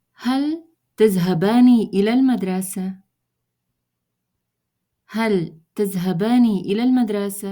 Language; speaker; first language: Arabic; non-native, fluent; Russian